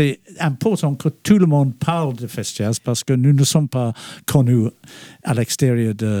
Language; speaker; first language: French; non-native, fluent; English